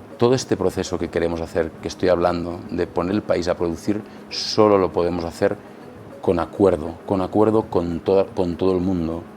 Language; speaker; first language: Spanish; non-native, local second language; Catalan